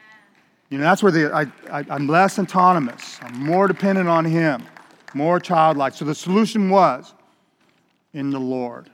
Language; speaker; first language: English; native; English